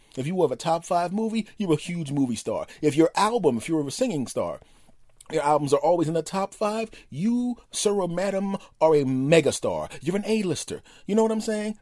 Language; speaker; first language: English; native; English